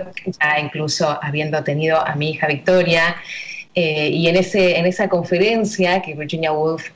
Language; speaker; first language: Spanish; native; Spanish